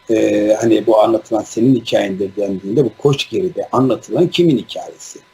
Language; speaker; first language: Turkish; native; Turkish